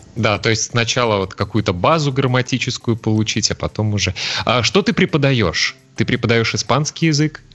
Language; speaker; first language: Russian; native; Russian